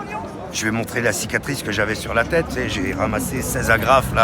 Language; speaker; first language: French; native; French